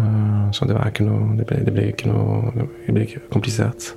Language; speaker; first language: Norwegian; non-native, fluent; French